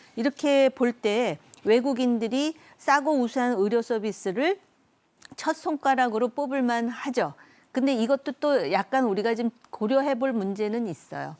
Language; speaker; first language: Korean; native; Korean